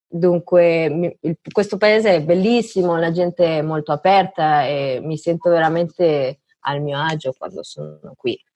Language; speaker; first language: Italian; early bilingual, heritage; Italian